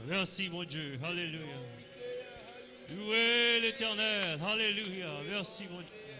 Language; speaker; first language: French; native; French